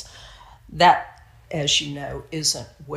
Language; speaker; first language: English; native; English